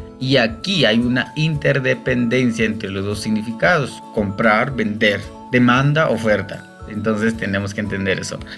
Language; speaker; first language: Spanish; non-native, local second language; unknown